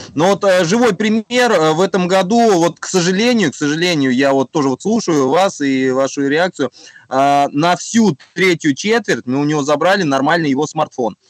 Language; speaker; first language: Russian; native; Russian